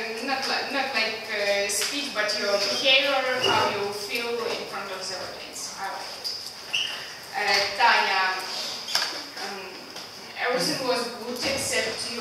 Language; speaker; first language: English; non-native, learner; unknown